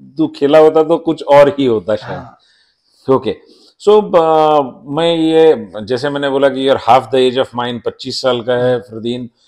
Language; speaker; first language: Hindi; non-native, local second language; Marathi